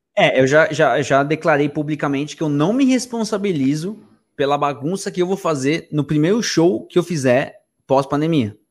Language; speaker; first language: Portuguese; early bilingual, other home language; Spanish